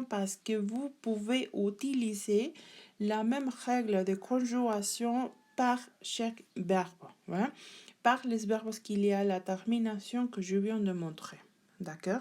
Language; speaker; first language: French; non-native, learner; Spanish